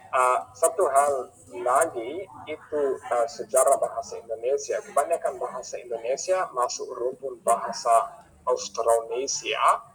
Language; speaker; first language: Indonesian; non-native, fluent; English